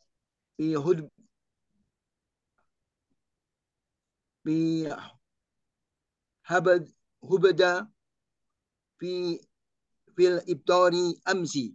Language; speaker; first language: Arabic; non-native, learner; Indonesian